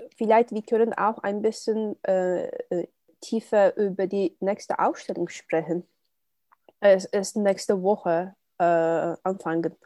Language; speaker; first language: German; non-native, learner; Turkish